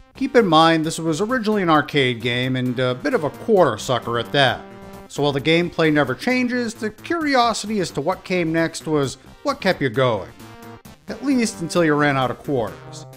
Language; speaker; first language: English; native; English